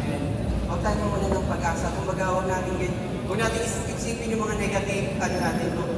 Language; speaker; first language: Filipino; native; Filipino